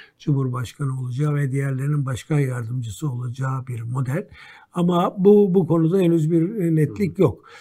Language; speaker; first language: Turkish; native; Turkish